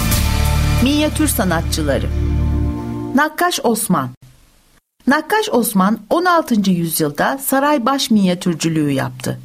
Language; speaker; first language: Turkish; native; Turkish